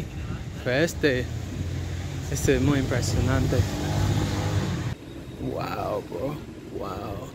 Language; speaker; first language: Spanish; non-native, learner; English